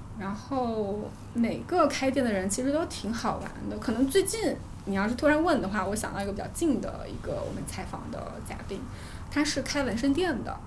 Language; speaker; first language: Chinese; native; Chinese